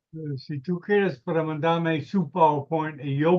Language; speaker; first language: Spanish; non-native, learner; English